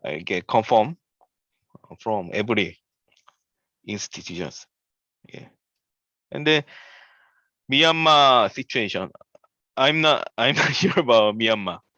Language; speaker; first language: English; non-native, learner; Korean